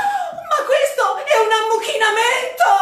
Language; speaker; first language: Italian; native; Italian